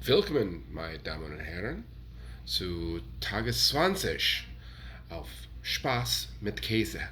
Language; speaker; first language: German; non-native, learner; English